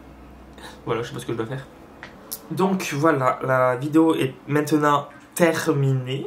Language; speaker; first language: French; native; French